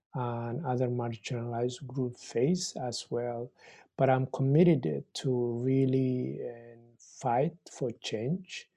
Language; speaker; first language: English; non-native, fluent; Somali